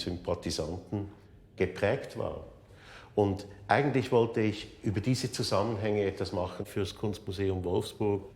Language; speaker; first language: German; native; German